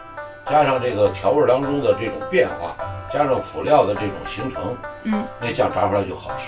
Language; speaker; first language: Chinese; native; Chinese